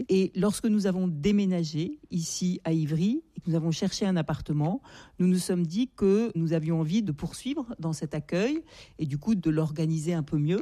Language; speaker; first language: French; native; French